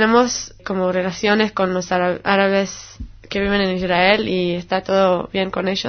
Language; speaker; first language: Spanish; non-native, fluent; Hebrew